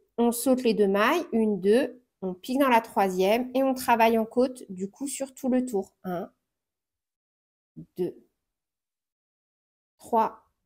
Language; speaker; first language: French; native; French